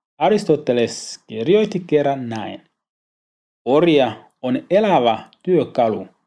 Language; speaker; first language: Finnish; non-native, learner; Swahili